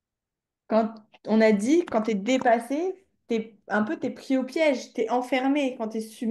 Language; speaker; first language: French; native; French